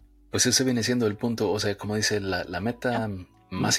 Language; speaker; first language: Spanish; early bilingual, heritage; Spanish